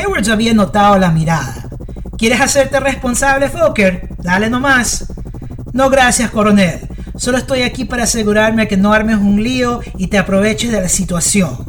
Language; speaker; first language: Spanish; early bilingual, heritage; English